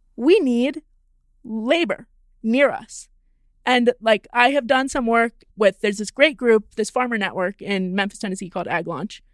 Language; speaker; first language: English; native; English